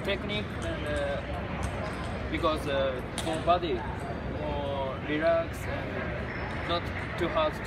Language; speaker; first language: English; non-native, learner; Japanese